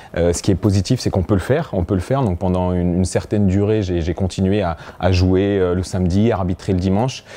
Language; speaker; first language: French; native; French